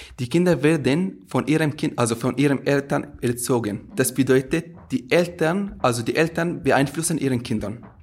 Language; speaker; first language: German; non-native, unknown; Arabic